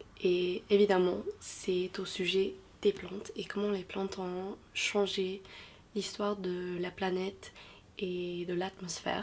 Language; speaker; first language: French; non-native, fluent; English